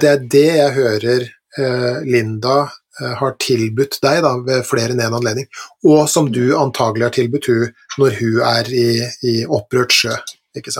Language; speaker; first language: Norwegian; native; Norwegian